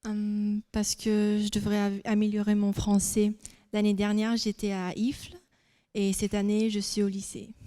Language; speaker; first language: French; non-native, learner; Chinese